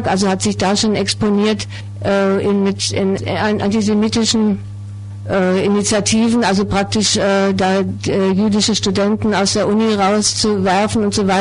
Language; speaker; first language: German; native; German